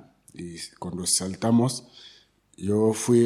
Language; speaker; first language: Spanish; non-native, learner; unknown